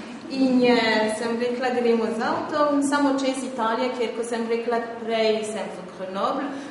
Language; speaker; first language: Slovenian; non-native, fluent; French